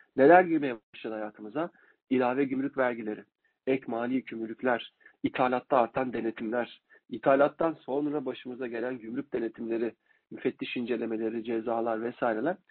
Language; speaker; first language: Turkish; native; Turkish